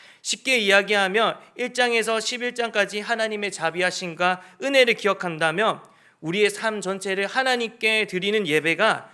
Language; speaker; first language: Korean; native; Korean